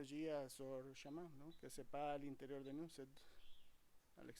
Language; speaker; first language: French; non-native, fluent; Spanish